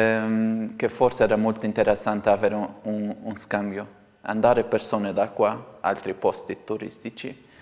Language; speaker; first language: Italian; non-native, fluent; Portuguese